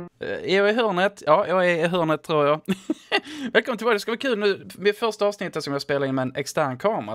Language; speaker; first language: Swedish; native; Swedish